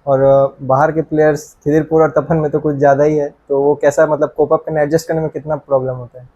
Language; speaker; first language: Hindi; non-native, local second language; Bangla